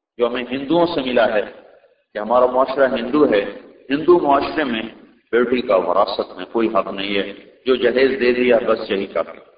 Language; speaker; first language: Urdu; non-native, local second language; Punjabi